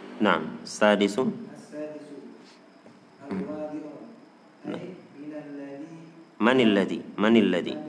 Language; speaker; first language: Arabic; non-native, fluent; Indonesian